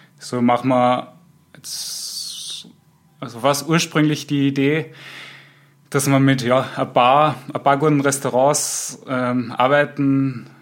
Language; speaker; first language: German; native; German